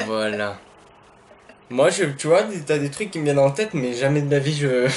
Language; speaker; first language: French; native; French